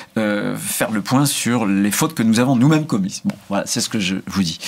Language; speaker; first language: French; native; French